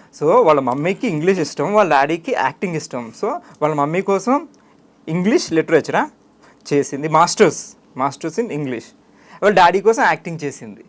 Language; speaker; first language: Telugu; native; Telugu